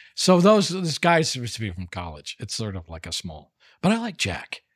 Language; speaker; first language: English; native; English